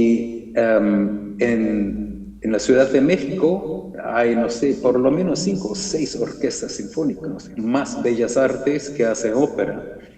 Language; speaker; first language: Spanish; early bilingual, heritage; German